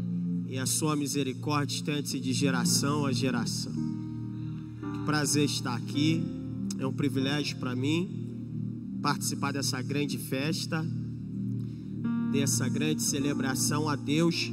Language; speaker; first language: Portuguese; native; Portuguese